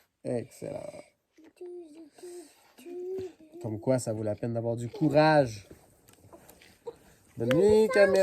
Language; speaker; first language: French; native; French